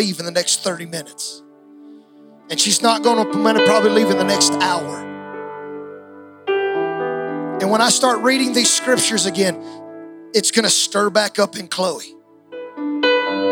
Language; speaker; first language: English; native; English